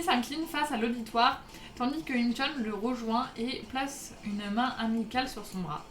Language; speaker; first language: French; native; French